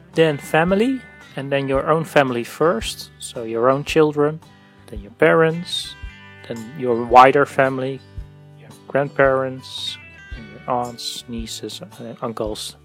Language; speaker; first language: English; non-native, fluent; Dutch